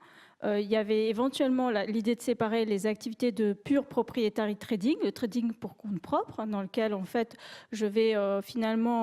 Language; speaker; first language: French; native; French